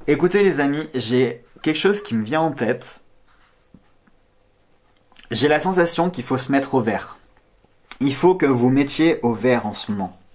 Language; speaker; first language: French; native; French